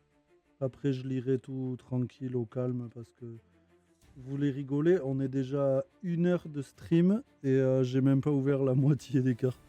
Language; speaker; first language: French; native; French